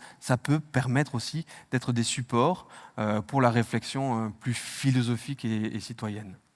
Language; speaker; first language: French; native; French